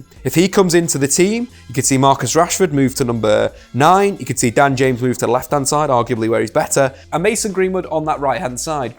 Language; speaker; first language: English; native; English